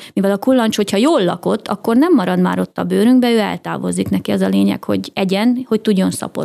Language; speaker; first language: Hungarian; native; Hungarian